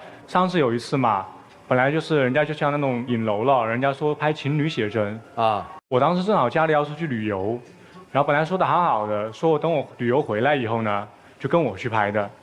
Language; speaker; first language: Chinese; native; Chinese